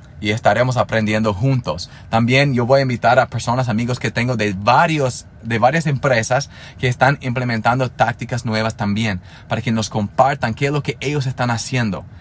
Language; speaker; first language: Spanish; non-native, fluent; English